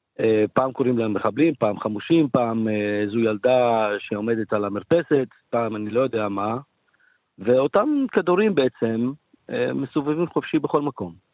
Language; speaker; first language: Hebrew; non-native, local second language; Arabic